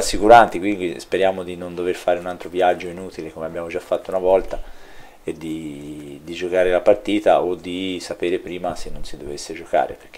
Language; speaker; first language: Italian; native; Italian